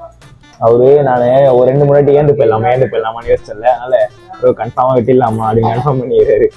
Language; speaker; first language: Tamil; native; Tamil